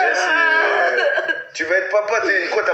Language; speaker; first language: French; native; French